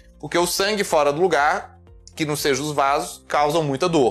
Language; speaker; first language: Portuguese; native; Portuguese